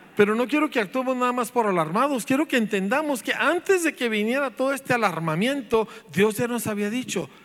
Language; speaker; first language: Spanish; native; Spanish